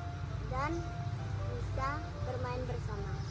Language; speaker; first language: Indonesian; non-native, local second language; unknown